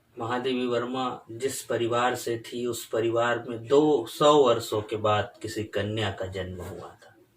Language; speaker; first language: Hindi; native; Hindi